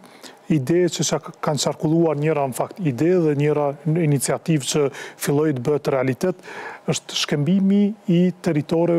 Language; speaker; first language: Albanian; native; Albanian